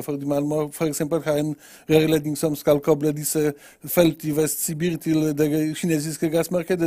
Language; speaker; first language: Norwegian; non-native, fluent; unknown